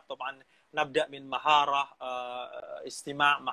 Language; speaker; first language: Arabic; non-native, fluent; Indonesian